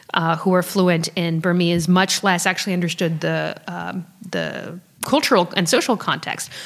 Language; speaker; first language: English; early bilingual, other home language; French